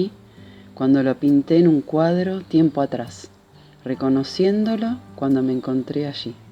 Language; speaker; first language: Spanish; native; Spanish